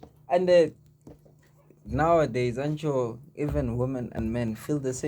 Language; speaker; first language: English; non-native, local second language; Zulu